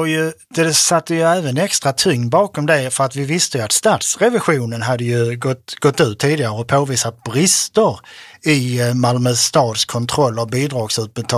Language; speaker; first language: Swedish; native; Swedish